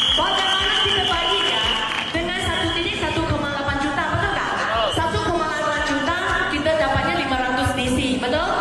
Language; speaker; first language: Malay; non-native, local second language; Chinese